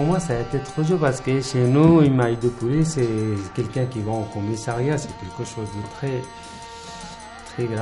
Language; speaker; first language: French; non-native, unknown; Urdu